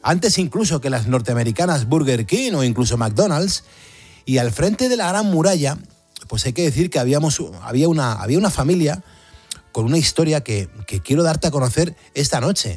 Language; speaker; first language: Spanish; native; Spanish